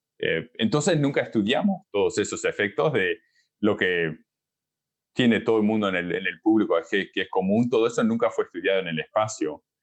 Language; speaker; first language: Spanish; early bilingual, heritage; Spanish